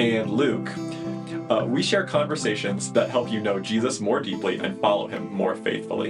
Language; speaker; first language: English; native; English